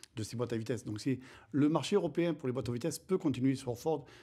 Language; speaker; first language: French; native; French